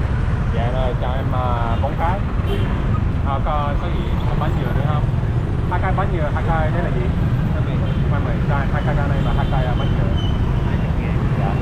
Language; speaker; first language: Vietnamese; non-native, learner; English